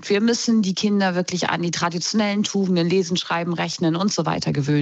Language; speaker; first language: German; native; German